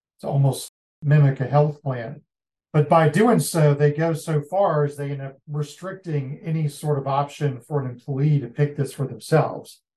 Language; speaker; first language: English; native; English